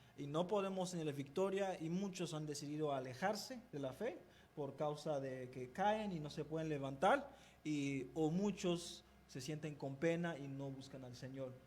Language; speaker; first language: Spanish; non-native, fluent; Haitian Creole